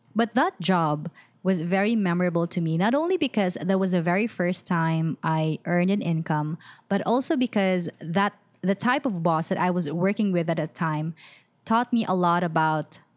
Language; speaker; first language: English; non-native, local second language; Filipino